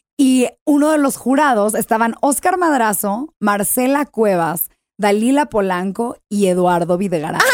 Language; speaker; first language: Spanish; early bilingual, heritage; English